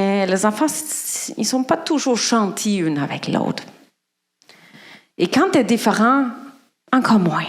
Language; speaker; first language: French; non-native, fluent; German